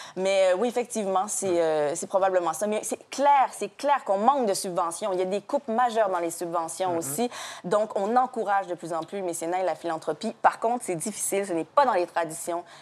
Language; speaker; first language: French; native; French